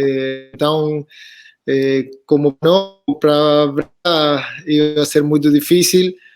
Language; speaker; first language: Portuguese; non-native, fluent; Spanish